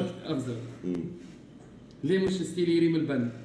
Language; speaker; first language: Arabic; native; Arabic